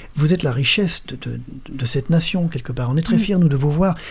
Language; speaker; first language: French; native; French